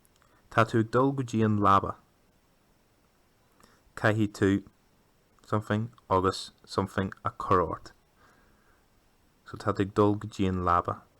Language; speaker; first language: Irish; non-native, local second language; English